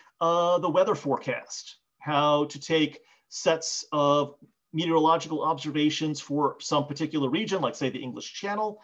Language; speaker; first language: English; native; English